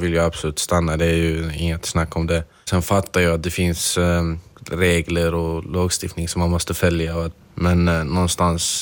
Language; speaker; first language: Swedish; non-native, fluent; Arabic